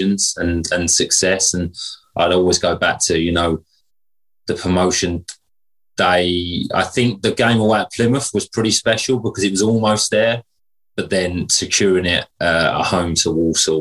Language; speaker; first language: English; native; English